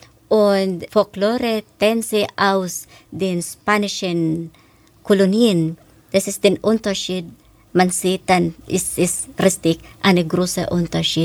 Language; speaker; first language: German; non-native, fluent; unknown